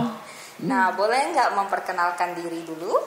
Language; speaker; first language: Indonesian; native; Indonesian